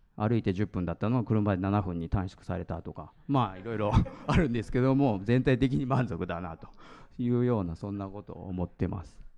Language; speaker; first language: Japanese; native; Japanese